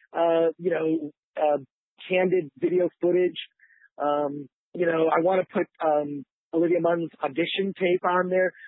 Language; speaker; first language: English; native; English